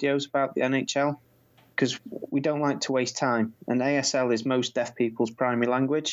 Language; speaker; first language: English; non-native, fluent; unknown